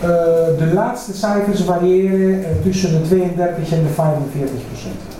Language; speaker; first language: Dutch; non-native, fluent; Greek